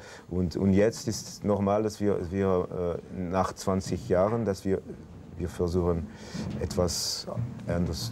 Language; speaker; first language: German; non-native, local second language; French